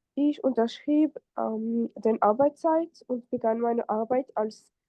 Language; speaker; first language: German; non-native, fluent; French